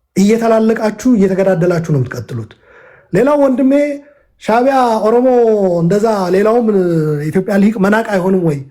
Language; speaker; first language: Amharic; non-native, local second language; Tigrinya